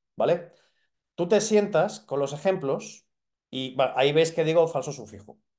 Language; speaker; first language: Spanish; native; Spanish